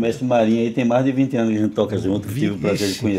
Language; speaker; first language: Portuguese; native; Portuguese